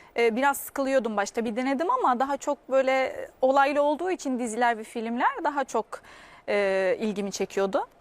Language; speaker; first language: Turkish; non-native, fluent; Arabic